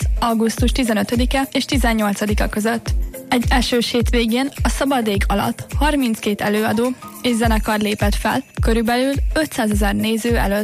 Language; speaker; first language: Hungarian; native; Hungarian